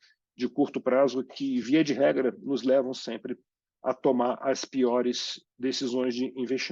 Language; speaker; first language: Portuguese; native; Portuguese